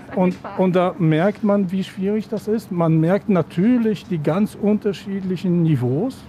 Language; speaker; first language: German; non-native, fluent; Polish